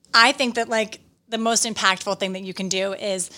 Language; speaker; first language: English; native; English